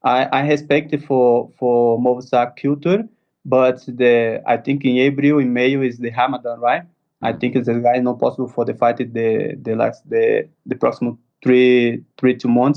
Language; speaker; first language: English; non-native, learner; Portuguese